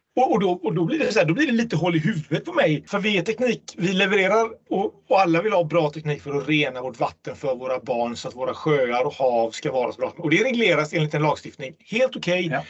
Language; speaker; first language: Swedish; native; Swedish